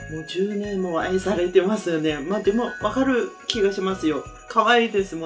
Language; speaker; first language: Japanese; non-native, fluent; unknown